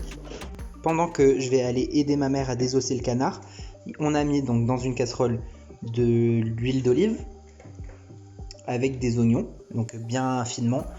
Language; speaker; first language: French; early bilingual, other home language; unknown